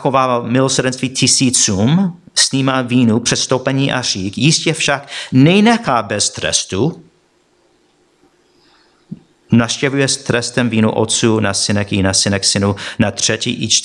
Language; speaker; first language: Czech; non-native, fluent; English